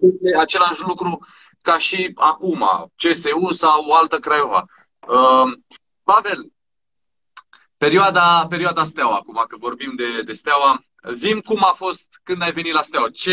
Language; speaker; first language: Romanian; native; Romanian